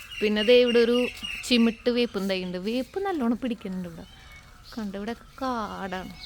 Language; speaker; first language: Malayalam; native; Malayalam